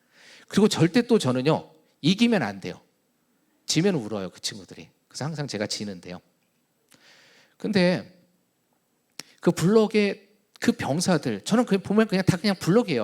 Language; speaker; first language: Korean; native; Korean